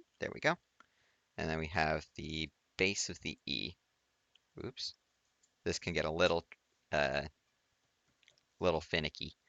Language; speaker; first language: English; native; English